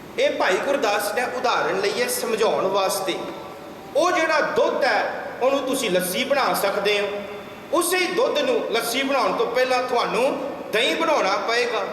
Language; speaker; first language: Punjabi; early bilingual, heritage; Punjabi